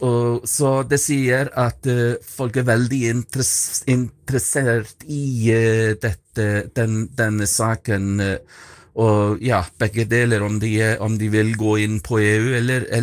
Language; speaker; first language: Swedish; non-native, fluent; Icelandic